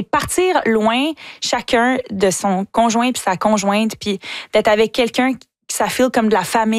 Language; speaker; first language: French; native; French